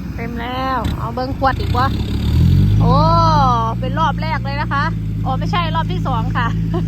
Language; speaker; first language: Thai; non-native, local second language; Northeastern Thai